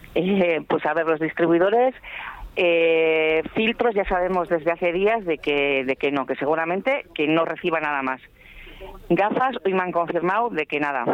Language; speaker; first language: Spanish; native; Spanish